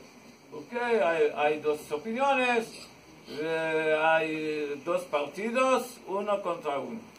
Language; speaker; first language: Spanish; non-native, learner; Hebrew